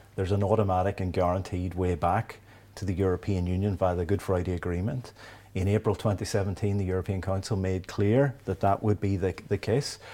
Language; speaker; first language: English; native; English